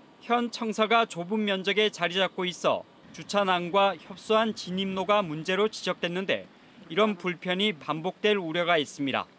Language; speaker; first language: Korean; native; Korean